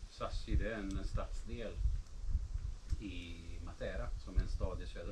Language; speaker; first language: Swedish; non-native, fluent; Italian